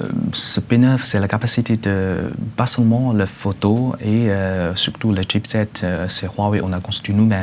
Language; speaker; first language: French; non-native, learner; Chinese